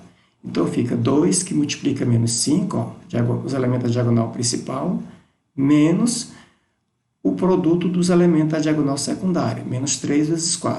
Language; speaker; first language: Portuguese; native; Portuguese